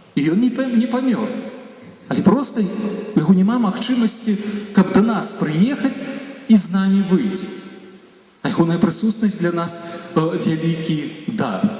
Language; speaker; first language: Belarusian; native; Belarusian